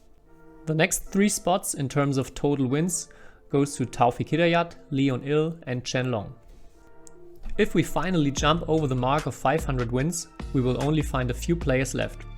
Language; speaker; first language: English; non-native, fluent; German